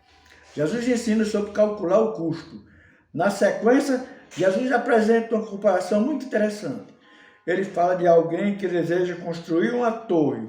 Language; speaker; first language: Portuguese; native; Portuguese